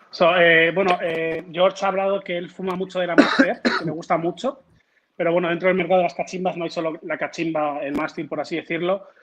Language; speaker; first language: Spanish; native; Spanish